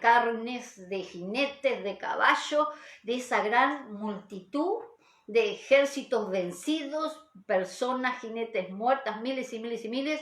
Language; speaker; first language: Spanish; native; Spanish